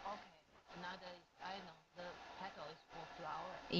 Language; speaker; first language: English; non-native, learner; Chinese